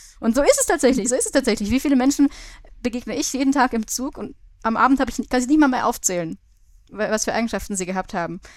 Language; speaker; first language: German; native; German